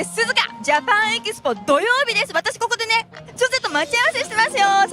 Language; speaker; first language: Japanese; native; Japanese